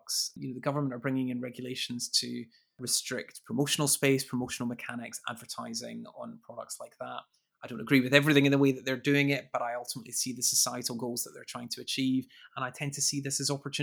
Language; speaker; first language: English; native; English